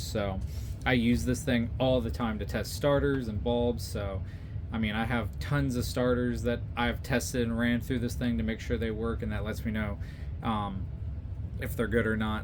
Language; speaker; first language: English; native; English